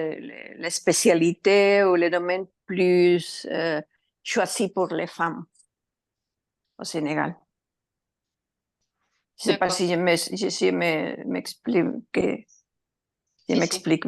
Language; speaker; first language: French; non-native, fluent; Spanish